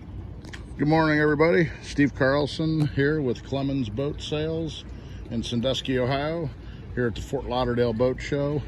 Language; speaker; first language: English; native; English